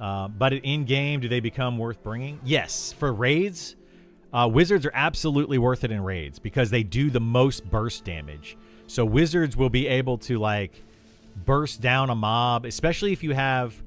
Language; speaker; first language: English; native; English